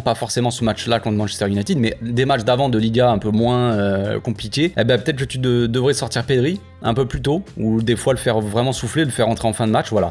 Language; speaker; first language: French; native; French